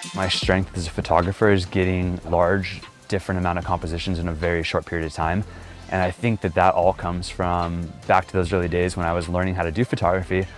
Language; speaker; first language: English; native; English